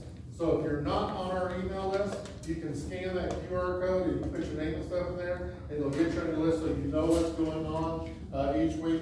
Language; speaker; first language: English; native; English